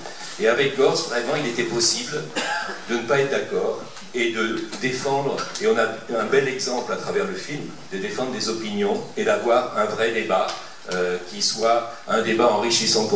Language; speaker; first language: French; native; French